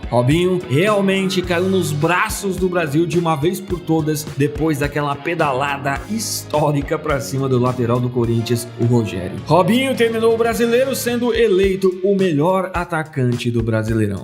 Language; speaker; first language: Portuguese; native; Portuguese